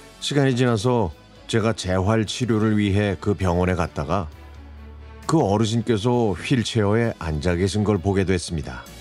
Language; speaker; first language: Korean; native; Korean